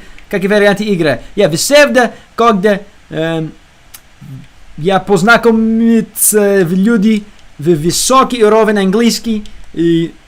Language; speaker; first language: Russian; non-native, learner; English